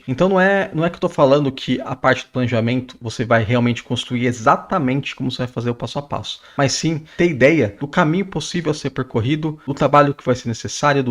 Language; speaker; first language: Portuguese; native; Portuguese